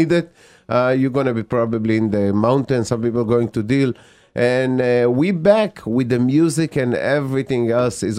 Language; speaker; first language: English; non-native, fluent; Hebrew